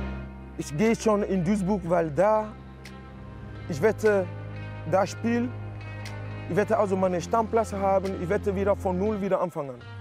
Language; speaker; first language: German; non-native, learner; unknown